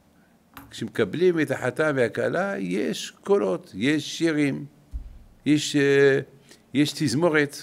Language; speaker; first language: Hebrew; non-native, fluent; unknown